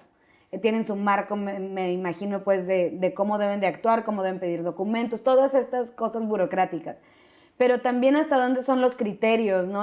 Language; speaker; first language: Spanish; native; Spanish